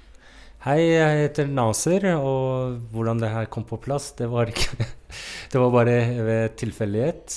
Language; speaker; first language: Norwegian; non-native, fluent; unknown